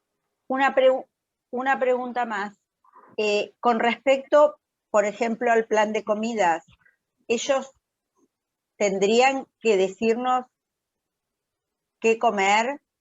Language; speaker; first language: Spanish; native; Spanish